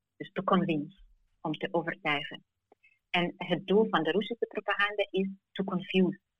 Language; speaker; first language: Dutch; non-native, fluent; Ukrainian